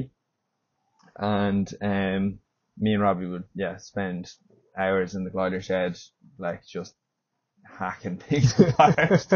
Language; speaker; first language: English; native; English